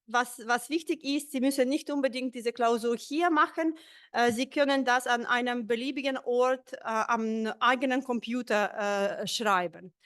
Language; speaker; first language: German; non-native, fluent; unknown